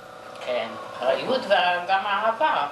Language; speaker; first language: Hebrew; non-native, fluent; Yiddish